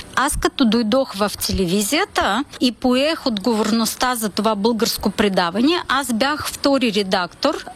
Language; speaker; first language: Bulgarian; early bilingual, heritage; Bulgarian